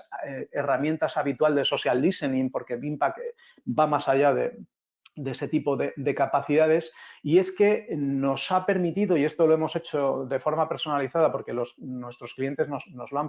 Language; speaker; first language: Spanish; native; Spanish